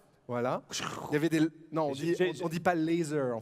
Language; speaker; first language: French; native; French